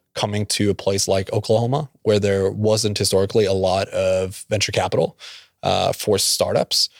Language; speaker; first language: English; non-native, fluent; Norwegian